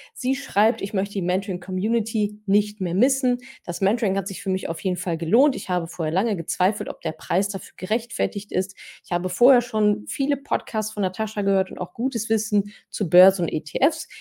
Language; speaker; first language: German; non-native, fluent; English